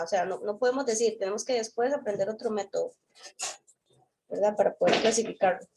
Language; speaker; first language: Spanish; native; Spanish